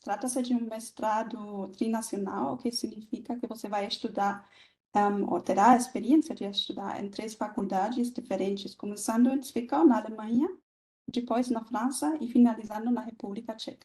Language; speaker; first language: Portuguese; non-native, fluent; German